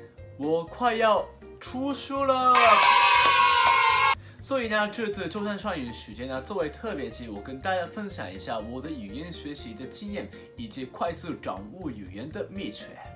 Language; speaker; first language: Chinese; non-native, fluent; Japanese